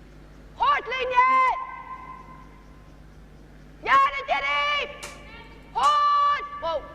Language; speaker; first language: Swedish; native; Swedish